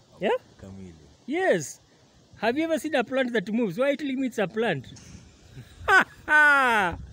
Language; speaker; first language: English; non-native, local second language; Luyia